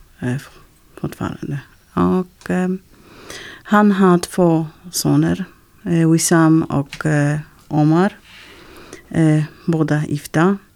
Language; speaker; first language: Swedish; non-native, learner; Arabic